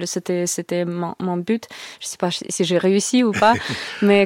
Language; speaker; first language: French; non-native, learner; Russian